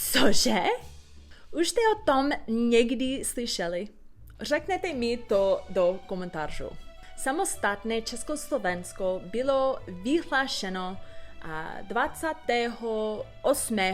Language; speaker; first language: Czech; non-native, learner; English